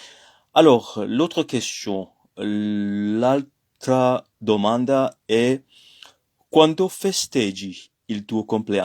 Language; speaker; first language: Italian; non-native, fluent; French